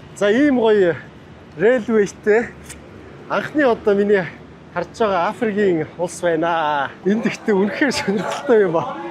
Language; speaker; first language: Mongolian; native; Mongolian